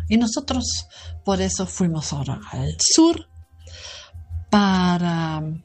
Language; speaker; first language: Spanish; non-native, fluent; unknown